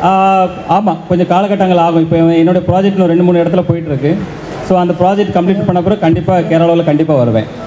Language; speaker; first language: Tamil; native; Tamil